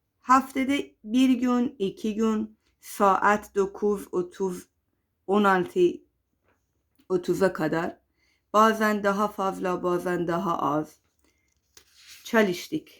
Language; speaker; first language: Turkish; non-native, fluent; Persian